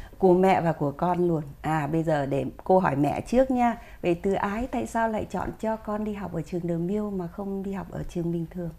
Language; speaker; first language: Vietnamese; native; Vietnamese